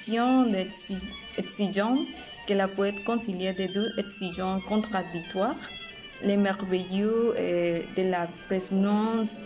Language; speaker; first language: French; non-native, learner; Spanish